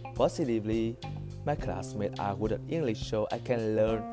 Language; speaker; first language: English; non-native, learner; Vietnamese